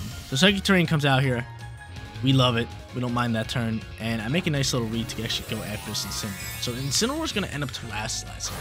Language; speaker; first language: English; native; English